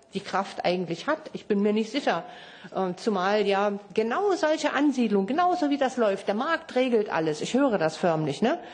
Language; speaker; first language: German; native; German